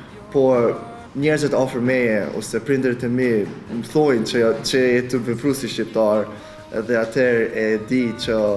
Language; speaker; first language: Albanian; early bilingual, other home language; Korean